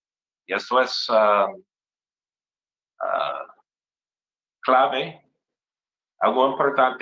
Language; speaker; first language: Spanish; non-native, fluent; English